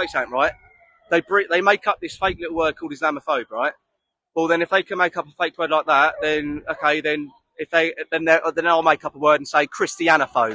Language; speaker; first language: English; native; English